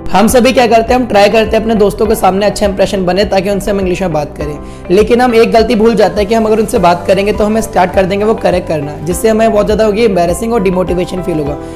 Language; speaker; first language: Hindi; native; Hindi